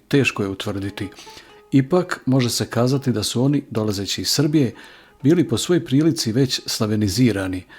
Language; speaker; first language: Bosnian; native; Bosnian